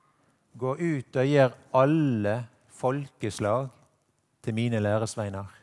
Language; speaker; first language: Norwegian; native; Norwegian